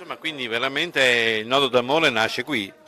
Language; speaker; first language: Italian; native; Italian